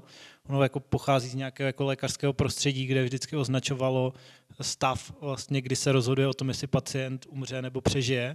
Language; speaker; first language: Czech; native; Czech